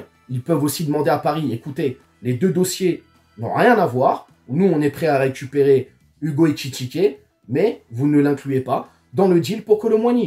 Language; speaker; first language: French; native; French